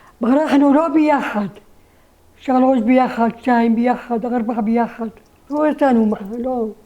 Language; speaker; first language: Hebrew; non-native, learner; Arabic